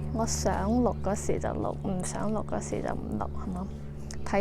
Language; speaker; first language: Cantonese; early bilingual, heritage; Cantonese